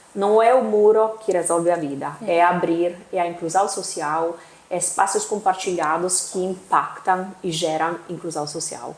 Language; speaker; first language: Portuguese; non-native, fluent; Italian